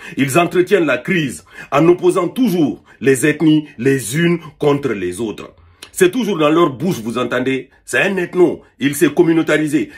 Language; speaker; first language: French; non-native, local second language; Fula